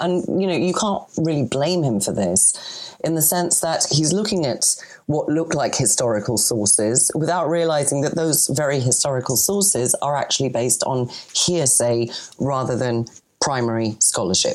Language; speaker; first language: English; non-native, fluent; Greek